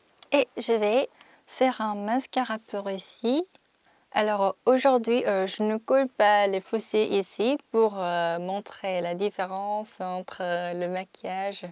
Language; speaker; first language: French; non-native, fluent; Korean